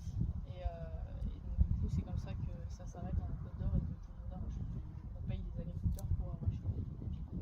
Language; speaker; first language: French; native; French